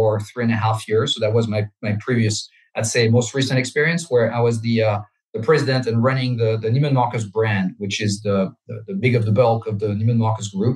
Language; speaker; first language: English; non-native, fluent; French